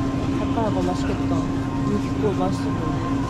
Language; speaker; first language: Korean; non-native, fluent; Japanese